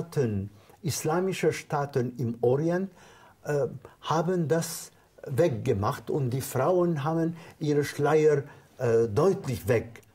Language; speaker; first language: German; non-native, fluent; Arabic